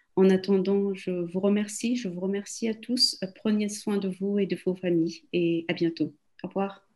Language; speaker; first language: French; non-native, local second language; Wolof